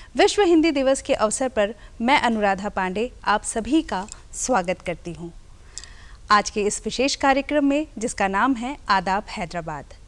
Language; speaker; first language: Hindi; native; Hindi